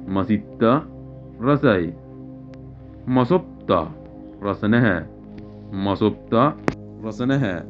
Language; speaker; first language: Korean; non-native, learner; Sinhala